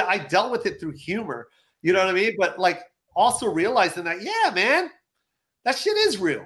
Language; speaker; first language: English; native; English